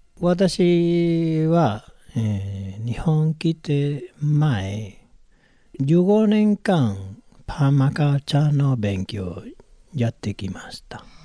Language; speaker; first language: Japanese; non-native, learner; Spanish